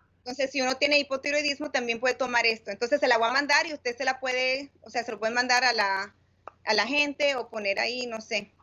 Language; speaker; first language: Spanish; early bilingual, heritage; Spanish